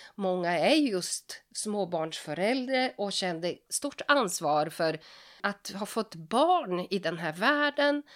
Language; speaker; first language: Swedish; non-native, fluent; Portuguese